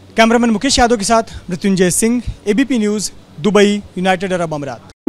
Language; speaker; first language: Hindi; native; Hindi